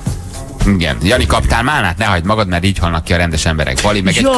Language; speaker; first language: Hungarian; native; Hungarian